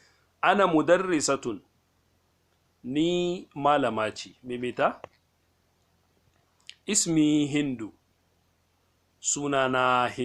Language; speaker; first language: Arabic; non-native, fluent; Hausa